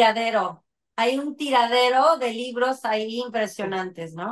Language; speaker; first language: Spanish; native; Spanish